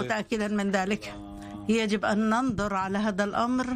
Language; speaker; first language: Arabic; non-native, fluent; Hebrew